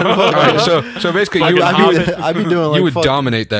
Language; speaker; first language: English; native; English